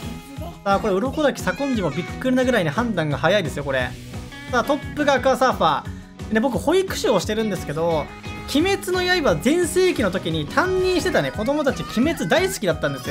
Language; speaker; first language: Japanese; native; Japanese